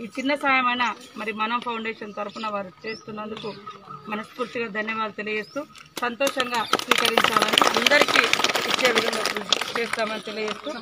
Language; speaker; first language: Telugu; native; Telugu